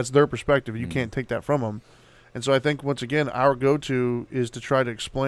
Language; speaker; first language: English; native; English